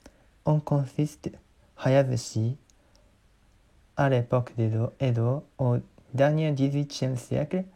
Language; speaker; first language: French; non-native, learner; Japanese